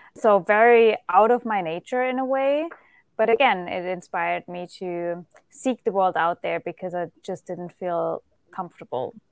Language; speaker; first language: English; non-native, fluent; German